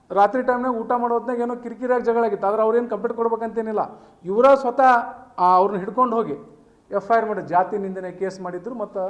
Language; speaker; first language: Kannada; native; Kannada